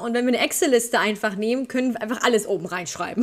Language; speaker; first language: German; native; German